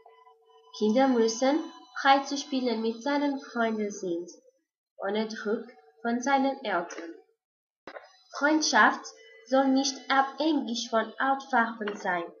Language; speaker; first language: German; non-native, learner; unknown